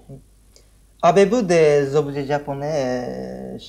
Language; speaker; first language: French; non-native, learner; Japanese